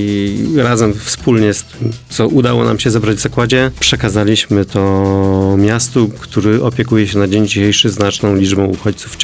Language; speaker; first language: Polish; native; Polish